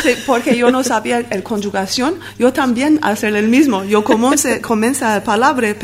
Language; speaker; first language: Spanish; non-native, learner; Armenian